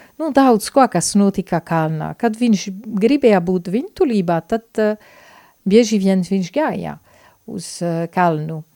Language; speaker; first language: Latvian; non-native, fluent; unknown